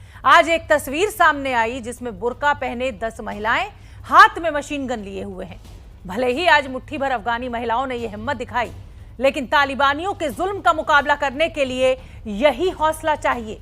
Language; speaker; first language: Hindi; native; Hindi